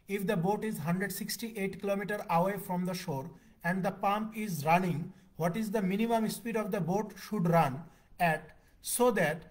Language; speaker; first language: English; non-native, local second language; Bangla